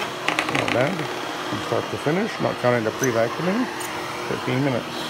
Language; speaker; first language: English; native; English